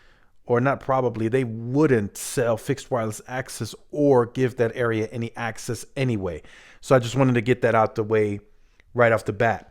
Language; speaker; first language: English; native; English